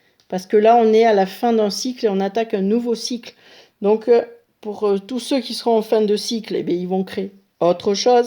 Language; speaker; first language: French; native; French